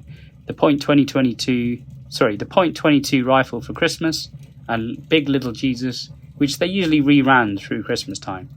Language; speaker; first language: English; native; English